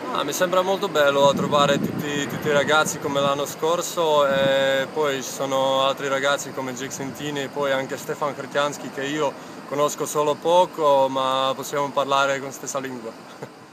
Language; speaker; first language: Italian; non-native, fluent; Czech